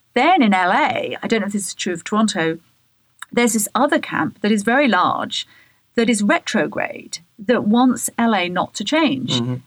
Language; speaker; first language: English; native; English